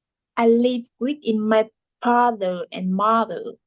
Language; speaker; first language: English; non-native, learner; Vietnamese